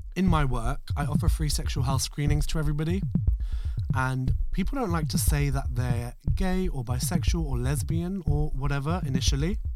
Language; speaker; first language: English; non-native, local second language; Urdu